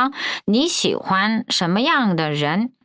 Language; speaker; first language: Chinese; non-native, fluent; Korean